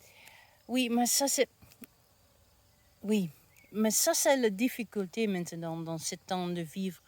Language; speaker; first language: French; non-native, learner; Dutch